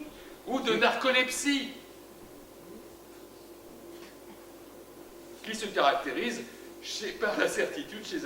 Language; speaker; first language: French; native; French